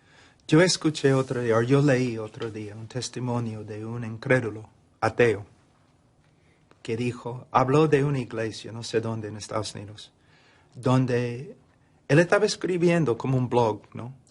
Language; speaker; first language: Spanish; non-native, fluent; English